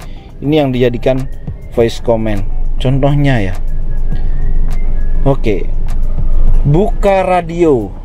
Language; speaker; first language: Indonesian; native; Indonesian